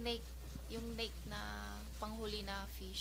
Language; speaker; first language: Filipino; non-native, learner; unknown